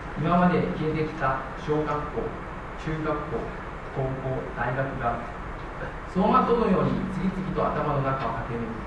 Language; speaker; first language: Japanese; non-native, fluent; Chinese